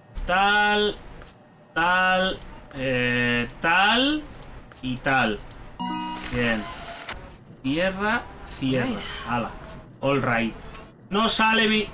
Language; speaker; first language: Spanish; native; Spanish